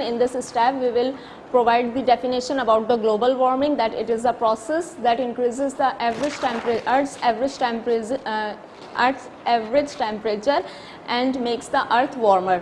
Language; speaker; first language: English; non-native, local second language; Urdu